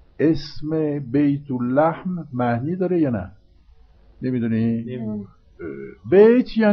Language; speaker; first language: Persian; non-native, fluent; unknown